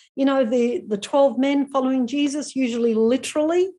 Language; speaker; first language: English; native; English